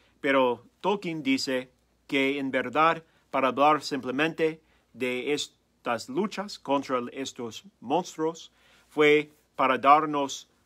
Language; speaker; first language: Spanish; non-native, fluent; English